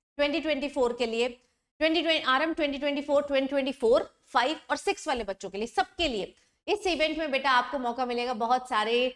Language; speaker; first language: Hindi; native; Hindi